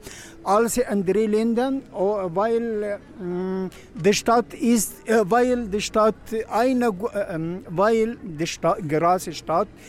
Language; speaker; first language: German; non-native, learner; Arabic